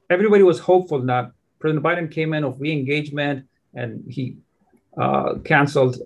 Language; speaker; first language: English; non-native, fluent; Persian